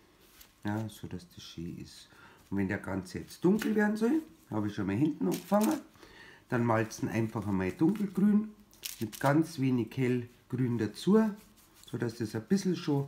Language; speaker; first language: German; native; German